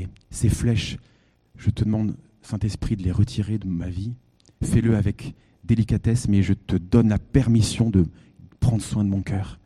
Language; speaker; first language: French; native; French